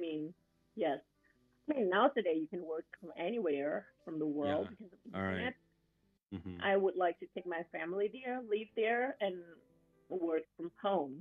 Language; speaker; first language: English; non-native, fluent; Thai